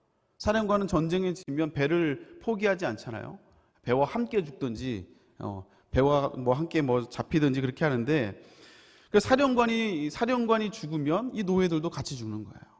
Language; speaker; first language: Korean; native; Korean